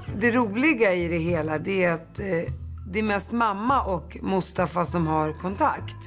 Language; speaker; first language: Swedish; early bilingual, other home language; Arabic